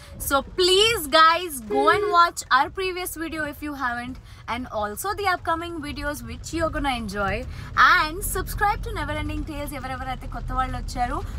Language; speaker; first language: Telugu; non-native, local second language; Hindi